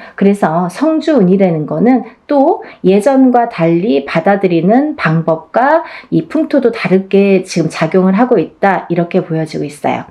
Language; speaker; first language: Korean; native; Korean